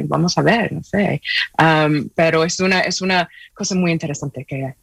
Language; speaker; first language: Spanish; non-native, fluent; English